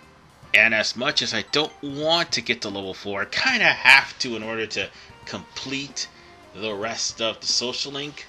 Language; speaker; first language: English; native; English